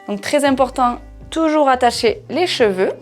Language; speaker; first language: French; native; French